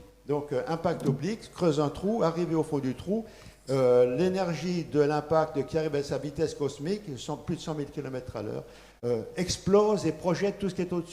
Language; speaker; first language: French; native; French